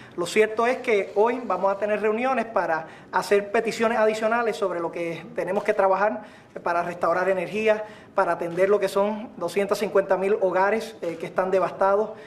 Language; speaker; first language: Spanish; native; Spanish